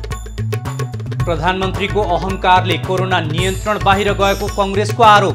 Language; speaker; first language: Nepali; native; Nepali